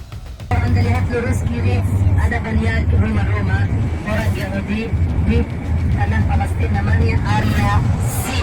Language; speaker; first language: Indonesian; non-native, learner; Arabic